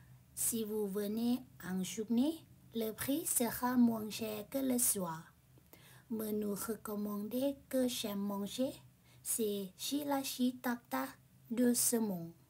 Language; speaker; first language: French; non-native, learner; Thai